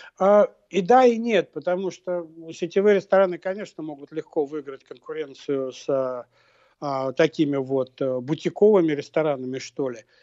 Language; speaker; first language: Russian; native; Russian